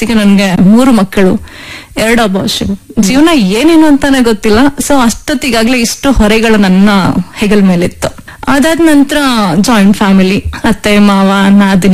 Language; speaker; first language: Kannada; native; Kannada